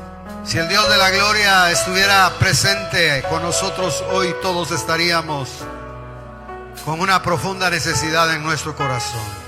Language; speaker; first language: Spanish; native; Spanish